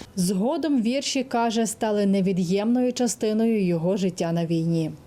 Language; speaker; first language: Ukrainian; native; Ukrainian